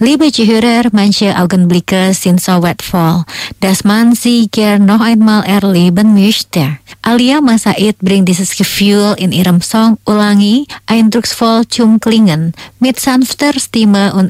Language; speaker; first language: German; non-native, fluent; Indonesian